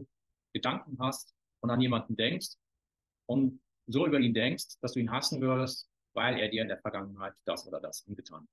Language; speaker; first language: German; native; German